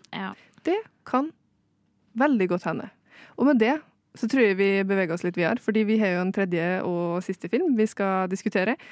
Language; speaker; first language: Norwegian; native; Norwegian